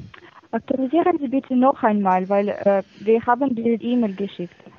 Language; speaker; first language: German; non-native, fluent; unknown